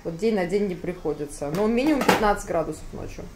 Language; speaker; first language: Russian; native; Russian